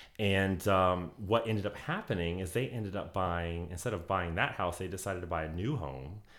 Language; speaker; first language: English; native; English